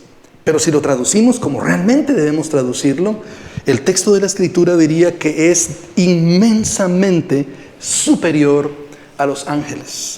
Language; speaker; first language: Spanish; native; Spanish